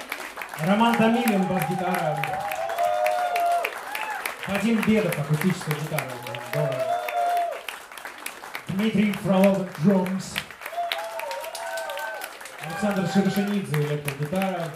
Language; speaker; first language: Russian; native; Russian